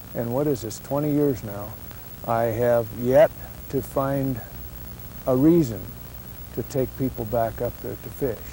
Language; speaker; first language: English; native; English